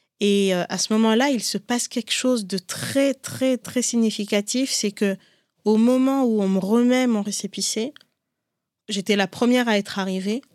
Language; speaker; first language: French; non-native, local second language; Ngazidja Comorian